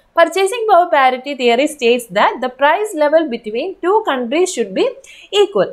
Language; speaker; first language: English; non-native, local second language; Malayalam